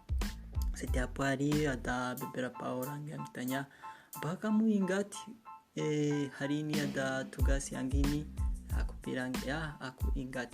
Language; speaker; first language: Indonesian; non-native, fluent; Kinyarwanda